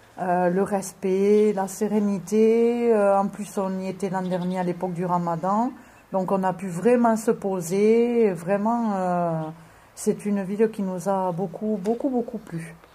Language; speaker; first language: French; native; French